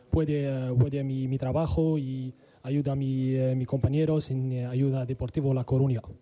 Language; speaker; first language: Spanish; non-native, learner; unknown